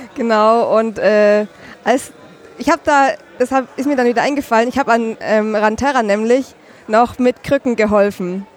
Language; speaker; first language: German; native; German